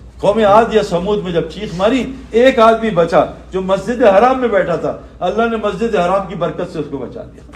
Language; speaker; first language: Urdu; native; Urdu